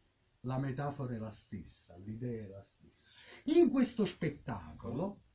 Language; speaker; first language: Italian; native; Italian